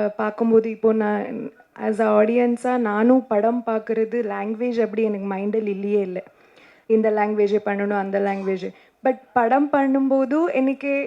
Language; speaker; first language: Tamil; non-native, learner; Kannada